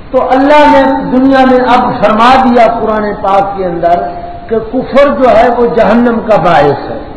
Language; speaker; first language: Urdu; non-native, local second language; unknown